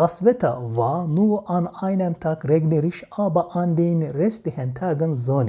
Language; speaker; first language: German; non-native, fluent; Turkish